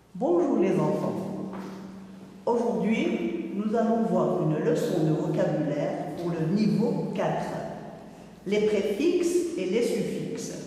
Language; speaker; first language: French; non-native, local second language; Arabic